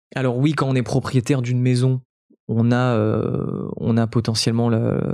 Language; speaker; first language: French; native; French